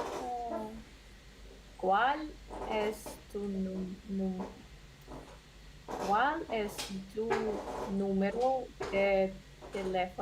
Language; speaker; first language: Spanish; non-native, learner; Russian